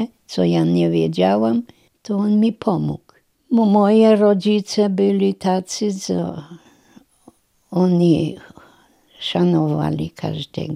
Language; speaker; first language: Polish; non-native, local second language; German